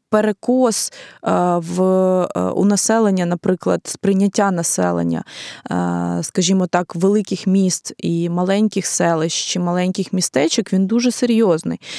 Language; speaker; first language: Ukrainian; native; Ukrainian